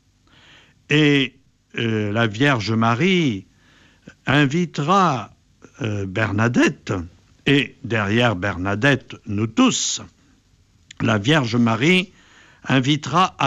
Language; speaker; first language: French; native; French